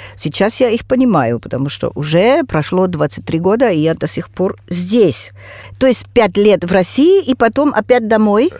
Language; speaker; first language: Russian; non-native, fluent; German